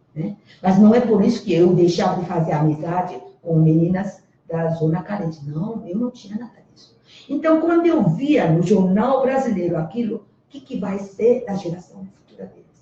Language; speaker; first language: Portuguese; early bilingual, other home language; Korean